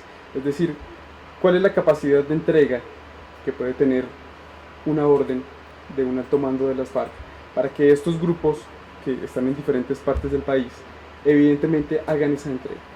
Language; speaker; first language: Spanish; native; Spanish